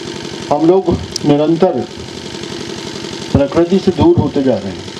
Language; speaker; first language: Hindi; native; Hindi